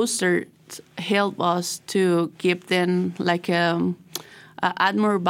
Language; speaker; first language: English; non-native, learner; Spanish